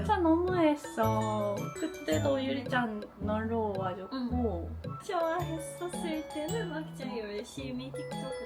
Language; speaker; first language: Korean; non-native, fluent; Japanese